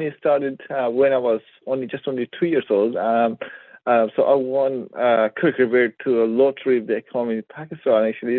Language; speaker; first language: English; non-native, local second language; Persian